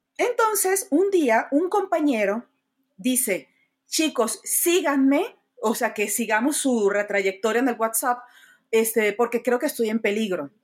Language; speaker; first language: Spanish; native; Spanish